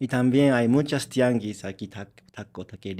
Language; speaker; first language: Spanish; non-native, learner; Japanese